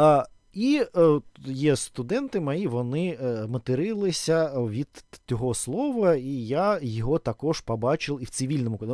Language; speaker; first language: Ukrainian; non-native, fluent; Russian